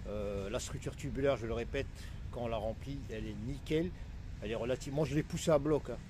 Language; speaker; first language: French; non-native, local second language; Arabic